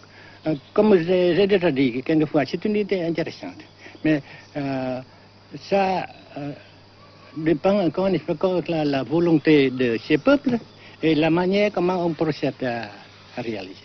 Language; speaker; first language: French; non-native, local second language; Vietnamese